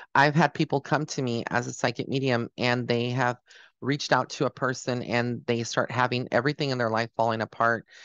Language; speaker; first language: English; early bilingual, other home language; Spanish